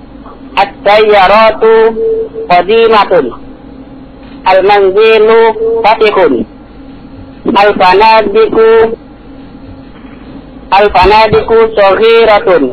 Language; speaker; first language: Arabic; non-native, learner; Indonesian